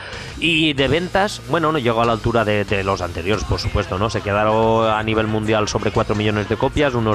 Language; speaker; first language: Spanish; native; Spanish